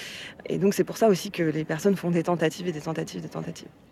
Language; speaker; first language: French; native; French